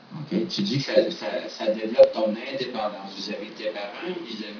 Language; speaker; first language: French; native; French